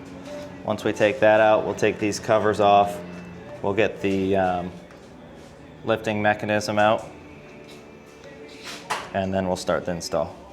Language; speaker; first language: English; native; English